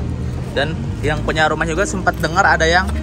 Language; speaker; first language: Indonesian; native; Indonesian